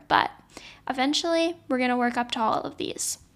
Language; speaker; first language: English; native; English